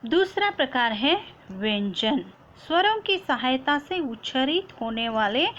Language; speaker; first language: Hindi; non-native, local second language; Kannada